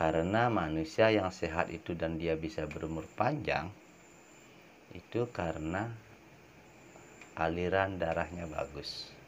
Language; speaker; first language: Indonesian; native; Indonesian